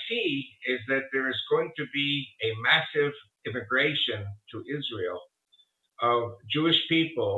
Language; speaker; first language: English; early bilingual, other home language; Spanish